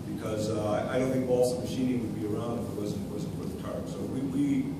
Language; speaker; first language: English; native; English